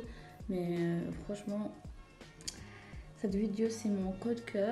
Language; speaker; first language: French; non-native, fluent; Arabic